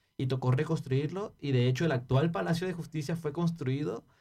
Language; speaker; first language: Spanish; native; Spanish